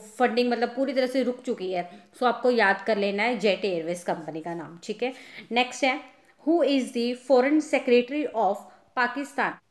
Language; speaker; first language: Hindi; non-native, local second language; Punjabi